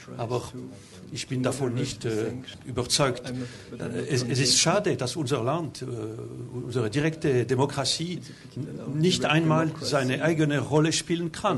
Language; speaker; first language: German; non-native, local second language; French